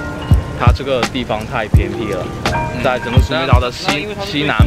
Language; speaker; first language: Chinese; native; Chinese